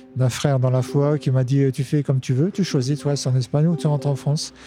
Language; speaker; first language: French; native; French